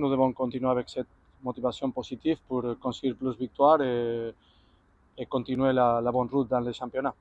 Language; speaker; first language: French; non-native, fluent; Spanish